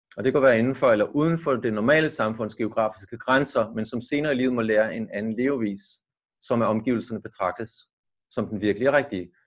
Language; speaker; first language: Danish; native; Danish